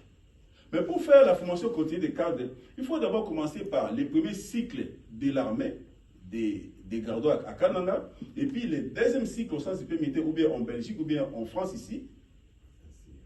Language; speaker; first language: French; non-native, local second language; Lingala